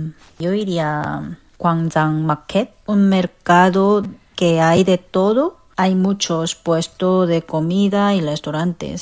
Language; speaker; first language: Spanish; non-native, fluent; Korean